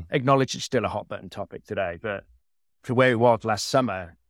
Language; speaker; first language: English; native; English